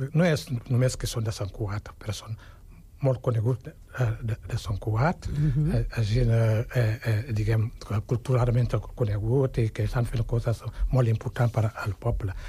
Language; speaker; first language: Catalan; non-native, fluent; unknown